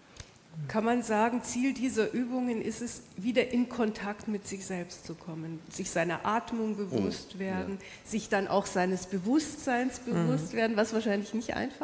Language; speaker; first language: German; native; German